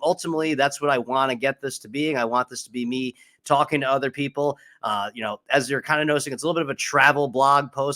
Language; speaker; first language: English; native; English